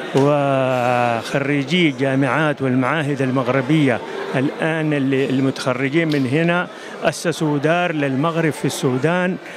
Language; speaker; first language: Arabic; native; Arabic